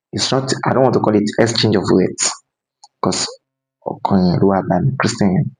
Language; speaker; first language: English; non-native, local second language; Yoruba